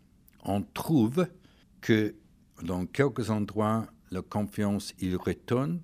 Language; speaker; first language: French; non-native, fluent; English